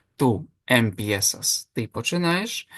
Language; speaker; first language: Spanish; non-native, fluent; Ukrainian